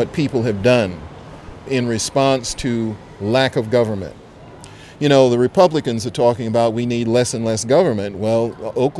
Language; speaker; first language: English; native; English